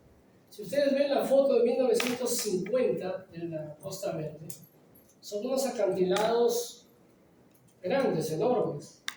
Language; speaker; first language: Spanish; native; Spanish